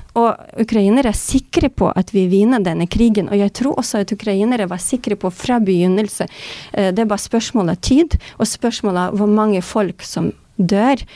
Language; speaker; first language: Norwegian; non-native, fluent; Ukrainian